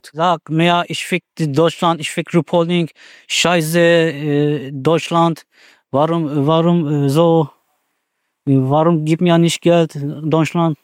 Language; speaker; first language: German; non-native, learner; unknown